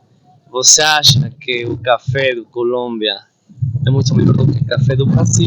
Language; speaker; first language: Portuguese; non-native, fluent; Spanish